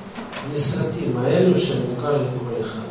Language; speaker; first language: Hebrew; non-native, fluent; Russian